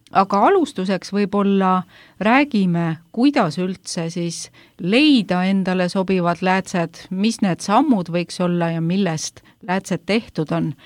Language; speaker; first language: Estonian; native; Estonian